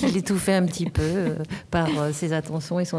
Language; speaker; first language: French; native; French